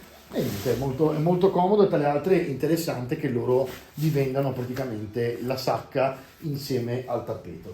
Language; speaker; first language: Italian; native; Italian